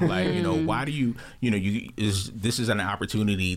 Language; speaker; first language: English; native; English